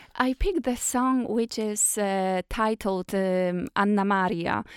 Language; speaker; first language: English; non-native, fluent; Polish